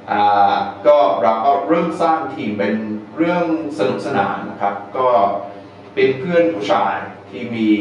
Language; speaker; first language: Thai; non-native, fluent; English